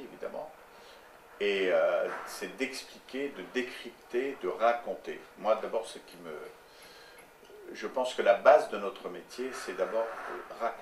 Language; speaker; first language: French; native; French